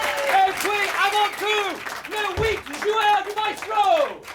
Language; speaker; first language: French; native; French